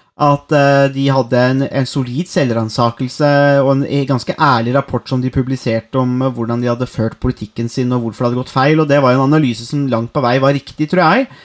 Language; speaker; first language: Norwegian; native; Norwegian